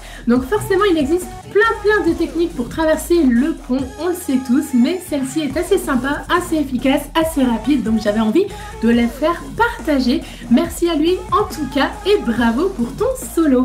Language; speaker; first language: French; native; French